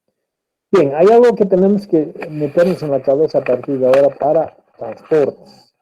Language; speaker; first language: Spanish; native; Spanish